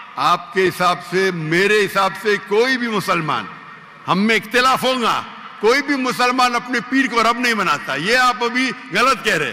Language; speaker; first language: Urdu; non-native, local second language; Konkani